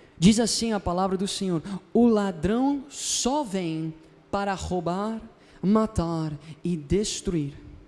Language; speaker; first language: Portuguese; non-native, fluent; Spanish